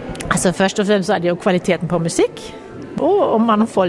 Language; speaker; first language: Danish; non-native, local second language; Norwegian